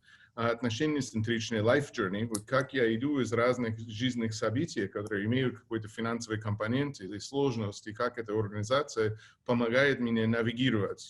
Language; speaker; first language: Russian; non-native, fluent; English